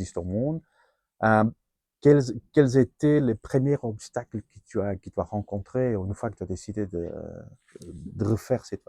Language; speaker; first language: French; non-native, fluent; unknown